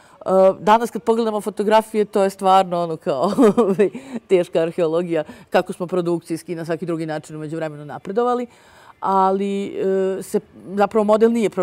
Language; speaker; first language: Serbian; native; Serbian